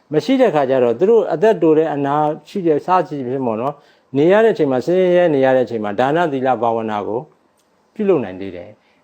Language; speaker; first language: Burmese; native; Burmese